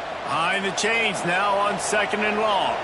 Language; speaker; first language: English; native; English